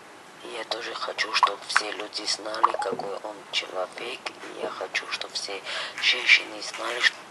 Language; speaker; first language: Russian; non-native, fluent; Georgian